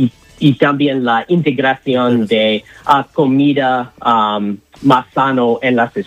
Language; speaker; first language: Spanish; non-native, learner; English